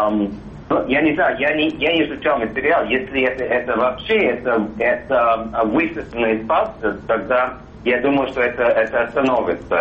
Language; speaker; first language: Russian; non-native, fluent; English